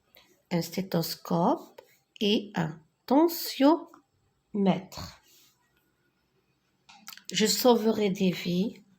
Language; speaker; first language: French; non-native, local second language; Arabic